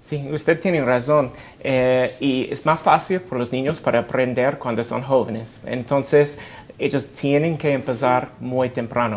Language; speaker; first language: Spanish; non-native, fluent; English